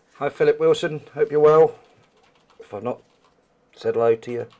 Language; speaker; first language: English; native; English